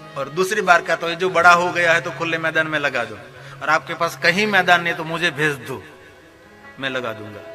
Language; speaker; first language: Hindi; non-native, local second language; Gujarati